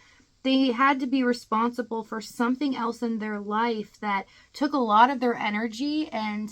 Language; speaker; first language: English; native; English